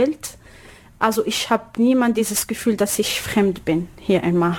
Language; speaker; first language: German; non-native, learner; Arabic